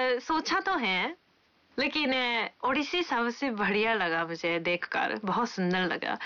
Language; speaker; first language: Hindi; non-native, fluent; Japanese